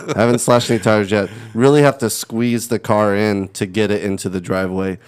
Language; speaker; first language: English; native; English